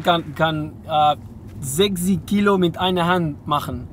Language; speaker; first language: German; non-native, learner; Spanish